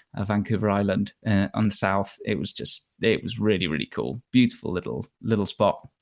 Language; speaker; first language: English; native; English